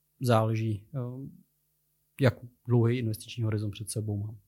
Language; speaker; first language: Czech; native; Czech